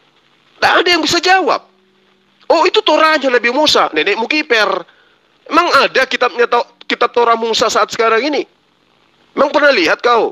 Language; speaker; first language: Indonesian; native; Indonesian